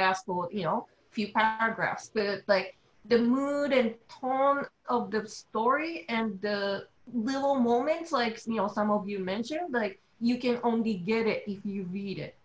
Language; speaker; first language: English; non-native, fluent; Japanese